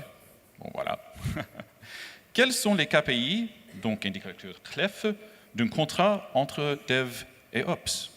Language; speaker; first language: French; native; French